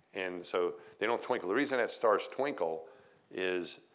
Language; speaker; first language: English; native; English